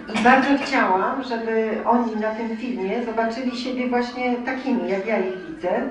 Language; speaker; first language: Polish; native; Polish